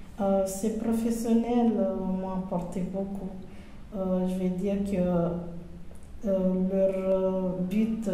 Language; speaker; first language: French; non-native, local second language; Comorian